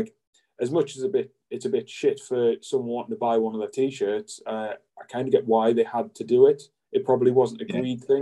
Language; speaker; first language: English; native; English